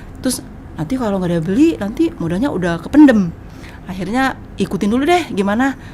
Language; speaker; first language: Indonesian; native; Indonesian